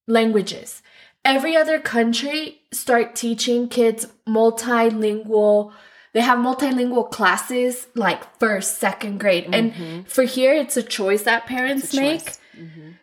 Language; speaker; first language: English; non-native, fluent; Spanish